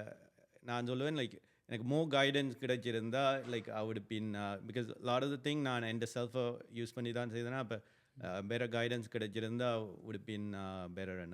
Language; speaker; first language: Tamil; early bilingual, other home language; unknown